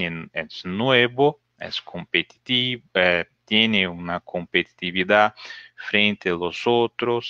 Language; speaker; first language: Spanish; non-native, learner; Portuguese